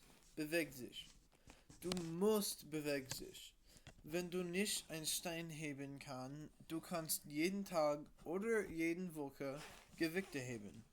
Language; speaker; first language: German; non-native, learner; English